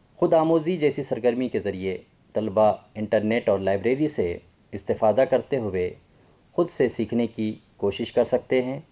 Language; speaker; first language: Urdu; native; Urdu